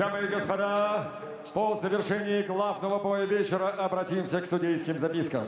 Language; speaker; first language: Russian; native; Russian